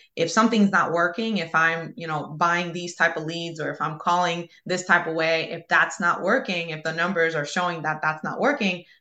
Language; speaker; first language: English; early bilingual, other home language; Spanish